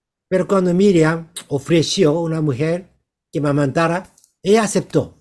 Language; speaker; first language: Spanish; non-native, learner; Korean